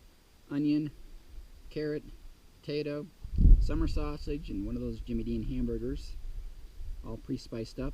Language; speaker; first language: English; native; English